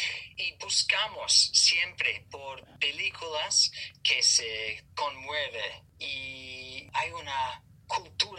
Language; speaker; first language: Spanish; non-native, learner; English